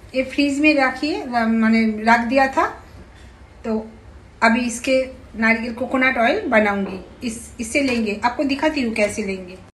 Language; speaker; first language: Hindi; non-native, local second language; Bangla